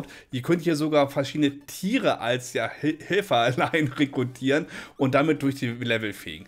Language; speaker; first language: German; native; German